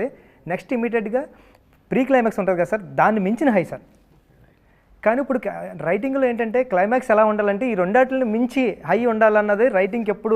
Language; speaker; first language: Telugu; native; Telugu